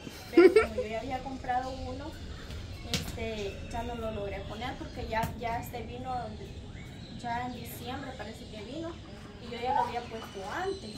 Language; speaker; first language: Spanish; native; Spanish